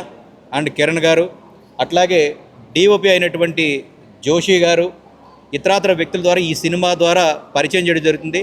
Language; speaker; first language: Telugu; native; Telugu